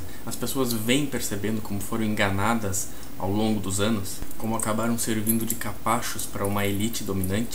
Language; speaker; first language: Portuguese; native; Portuguese